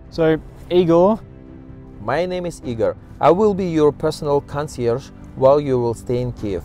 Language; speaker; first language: English; native; English